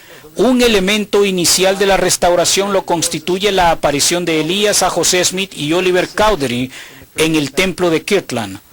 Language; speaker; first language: Spanish; native; Spanish